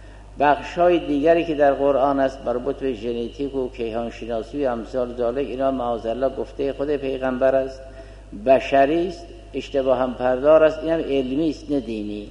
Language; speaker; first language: Persian; native; Persian